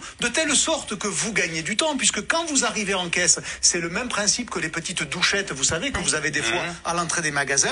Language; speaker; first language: French; native; French